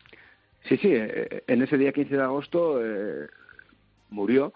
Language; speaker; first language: Spanish; native; Spanish